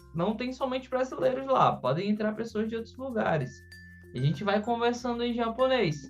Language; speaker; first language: Portuguese; native; Portuguese